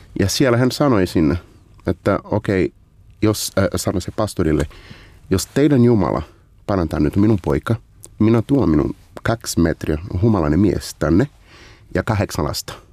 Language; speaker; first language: Finnish; non-native, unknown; Portuguese